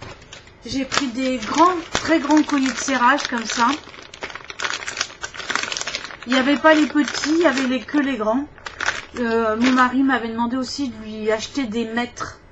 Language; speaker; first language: French; native; French